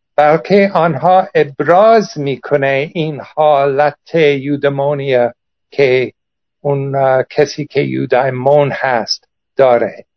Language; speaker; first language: Persian; non-native, fluent; English